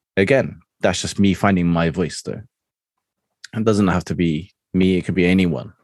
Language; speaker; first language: English; non-native, local second language; Cantonese